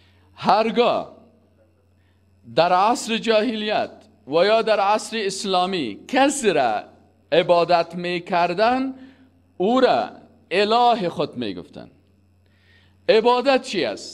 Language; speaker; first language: Persian; native; Persian